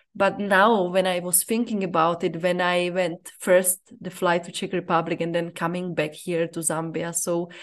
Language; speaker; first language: English; non-native, fluent; Czech